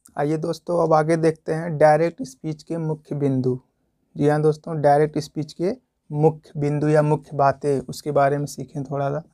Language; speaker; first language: Hindi; native; Hindi